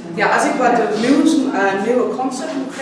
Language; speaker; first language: Dutch; non-native, learner; English